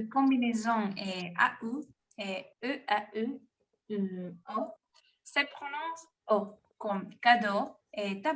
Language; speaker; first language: French; non-native, learner; Spanish